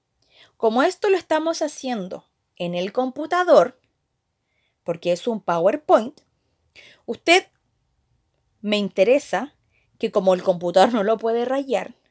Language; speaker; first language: Spanish; native; Spanish